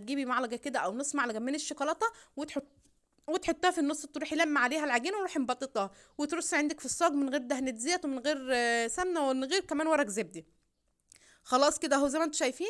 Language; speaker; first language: Arabic; native; Arabic